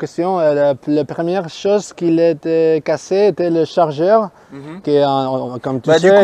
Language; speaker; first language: French; non-native, fluent; Spanish